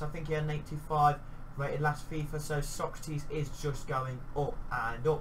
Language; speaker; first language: English; native; English